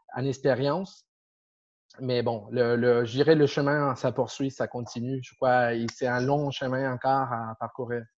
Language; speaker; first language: French; non-native, fluent; Spanish